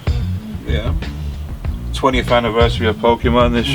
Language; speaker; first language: English; non-native, fluent; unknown